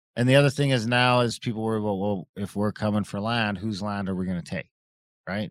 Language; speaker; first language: English; native; English